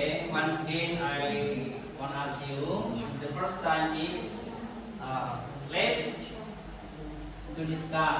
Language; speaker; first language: English; non-native, learner; Indonesian